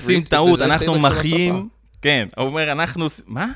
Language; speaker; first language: Hebrew; native; Hebrew